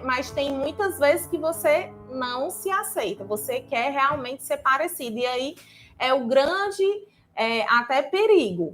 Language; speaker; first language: Portuguese; native; Portuguese